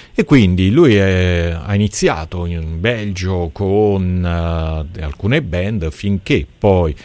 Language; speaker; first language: Italian; native; Italian